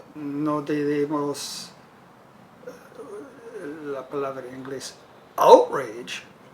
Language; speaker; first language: Spanish; non-native, fluent; English